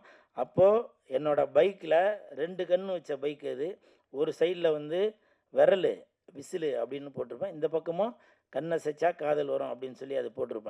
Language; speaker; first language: Tamil; native; Tamil